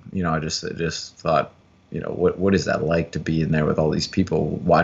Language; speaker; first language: English; native; English